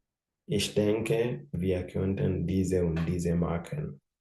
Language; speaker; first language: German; non-native, fluent; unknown